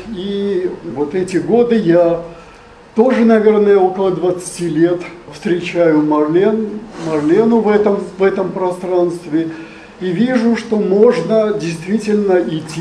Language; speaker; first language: Russian; native; Russian